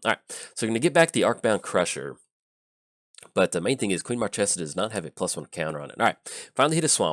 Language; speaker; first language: English; native; English